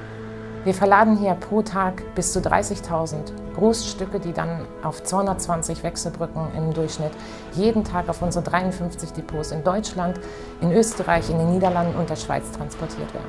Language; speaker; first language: German; native; German